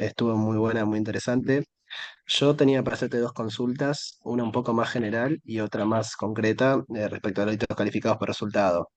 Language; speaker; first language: Spanish; native; Spanish